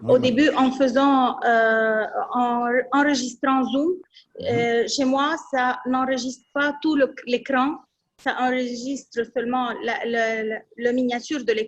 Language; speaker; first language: French; non-native, fluent; Arabic